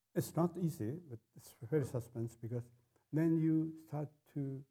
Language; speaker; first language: English; non-native, fluent; Indonesian